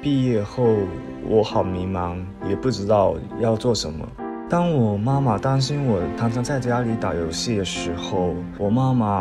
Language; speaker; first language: Chinese; early bilingual, other home language; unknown